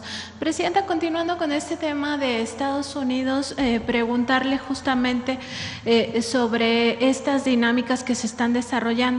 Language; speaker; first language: Spanish; native; Spanish